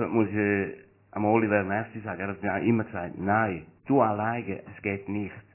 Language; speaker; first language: German; non-native, learner; Italian